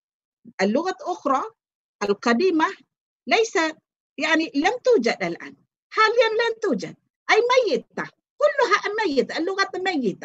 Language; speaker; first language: Arabic; non-native, fluent; Malay